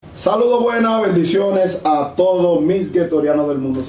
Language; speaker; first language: Spanish; native; Spanish